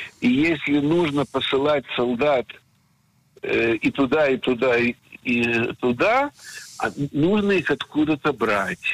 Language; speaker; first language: Russian; native; Russian